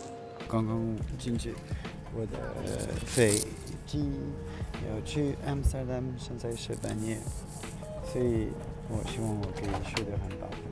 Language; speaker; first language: Chinese; non-native, fluent; French